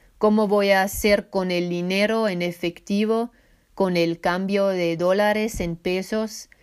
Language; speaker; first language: Spanish; non-native, fluent; Swiss German